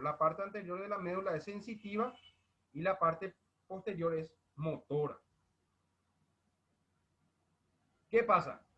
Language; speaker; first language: Spanish; native; Spanish